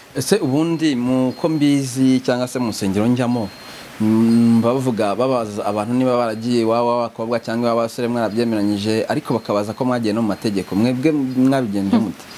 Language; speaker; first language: Kinyarwanda; native; Kinyarwanda